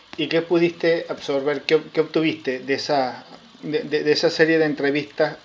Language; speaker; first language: Spanish; native; Spanish